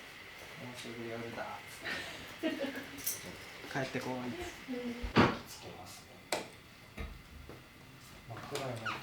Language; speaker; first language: Japanese; native; Japanese